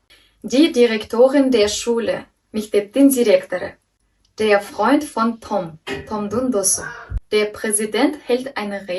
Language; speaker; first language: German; non-native, fluent; Kyrgyz